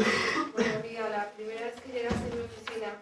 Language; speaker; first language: Spanish; native; Spanish